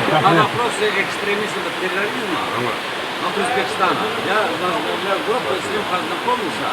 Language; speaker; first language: Russian; non-native, fluent; Azerbaijani